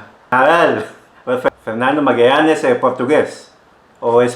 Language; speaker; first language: Spanish; non-native, fluent; Filipino